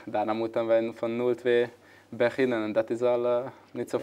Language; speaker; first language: Dutch; non-native, learner; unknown